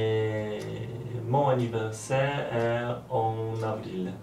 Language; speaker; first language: French; non-native, learner; Polish